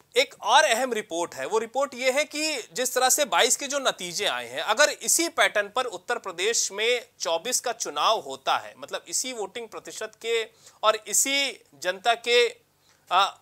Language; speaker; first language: Hindi; native; Hindi